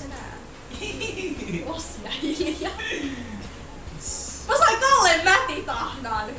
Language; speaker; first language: Finnish; native; Finnish